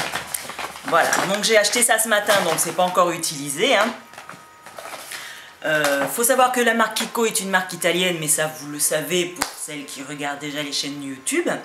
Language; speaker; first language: French; native; French